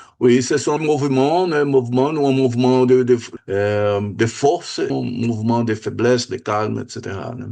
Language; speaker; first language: French; non-native, fluent; Portuguese